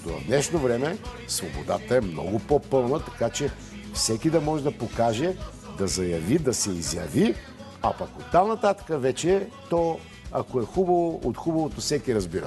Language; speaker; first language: Bulgarian; native; Bulgarian